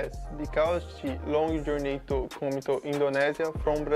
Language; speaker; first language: English; non-native, learner; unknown